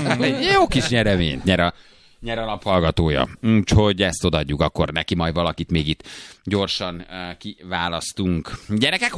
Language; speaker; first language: Hungarian; native; Hungarian